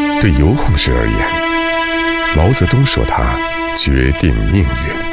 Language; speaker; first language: Chinese; native; Chinese